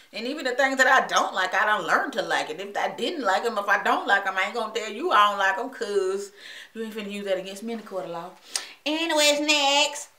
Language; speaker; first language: English; native; English